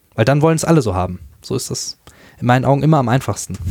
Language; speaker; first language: German; native; German